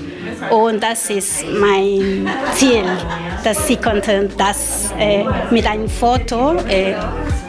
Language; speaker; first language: German; non-native, learner; Spanish